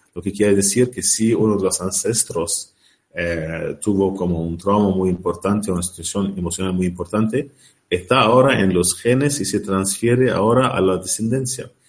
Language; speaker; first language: Spanish; non-native, fluent; Arabic